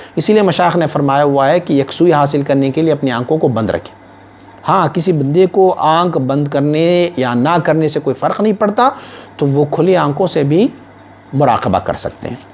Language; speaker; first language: Urdu; non-native, local second language; Pashto